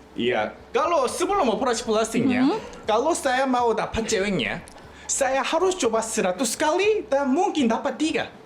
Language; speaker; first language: Indonesian; non-native, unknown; Korean